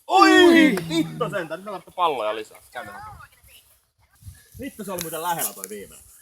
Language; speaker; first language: Finnish; native; Finnish